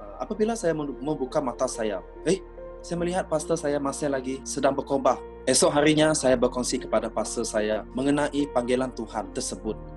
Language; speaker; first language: Malay; non-native, local second language; Iban